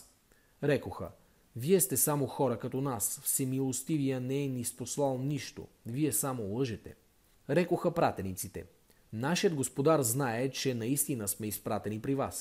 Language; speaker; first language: Bulgarian; native; Bulgarian